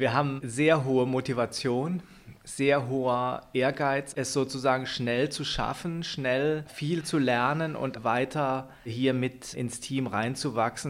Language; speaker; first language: German; native; German